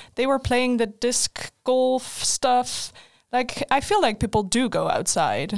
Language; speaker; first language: English; non-native, fluent; Dutch